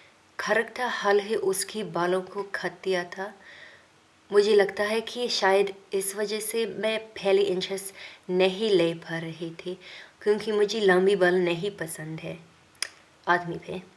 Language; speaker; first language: Hindi; non-native, learner; English